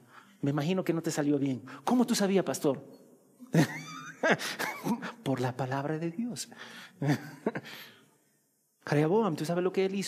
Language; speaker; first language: Spanish; early bilingual, heritage; Spanish